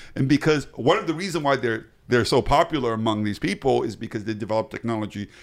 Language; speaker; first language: English; early bilingual, other home language; Chinese